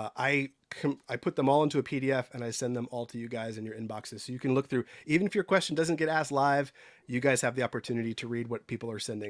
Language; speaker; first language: English; native; English